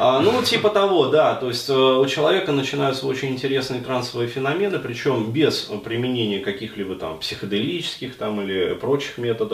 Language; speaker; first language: Russian; native; Russian